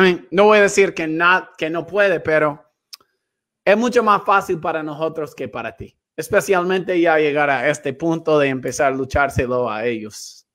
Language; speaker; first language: Spanish; non-native, fluent; English